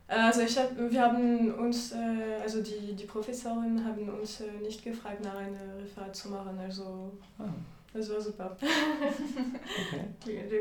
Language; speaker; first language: German; non-native, fluent; French